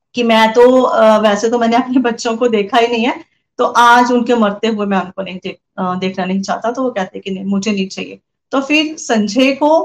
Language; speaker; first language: Hindi; non-native, local second language; Punjabi